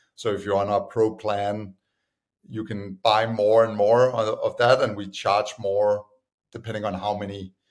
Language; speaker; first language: English; non-native, fluent; Danish